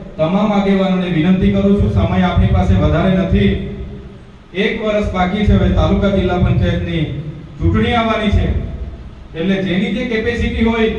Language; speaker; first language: Gujarati; non-native, local second language; Vasavi